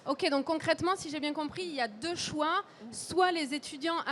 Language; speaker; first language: French; native; French